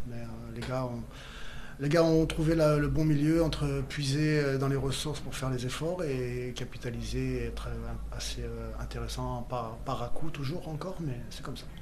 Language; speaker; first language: French; native; French